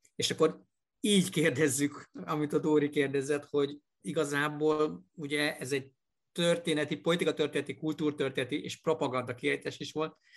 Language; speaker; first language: Hungarian; native; Hungarian